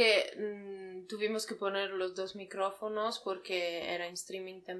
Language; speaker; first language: Spanish; non-native, fluent; Italian